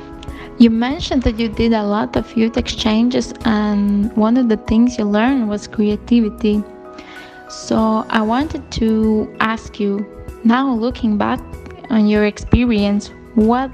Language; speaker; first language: English; non-native, fluent; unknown